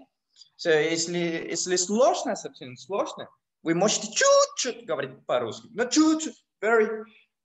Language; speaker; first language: Russian; non-native, learner; Spanish